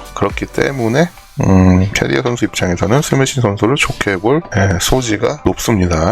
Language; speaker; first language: Korean; native; Korean